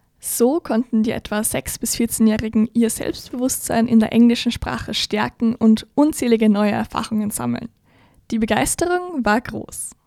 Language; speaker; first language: German; native; German